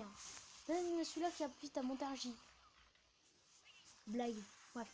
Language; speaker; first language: French; native; French